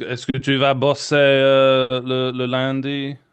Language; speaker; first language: French; non-native, learner; English